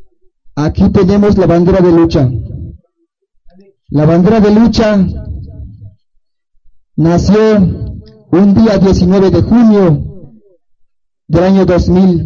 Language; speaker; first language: Spanish; non-native, local second language; Tzotzil